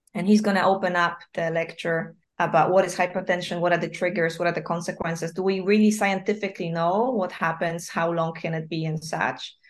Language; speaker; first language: English; non-native, fluent; Polish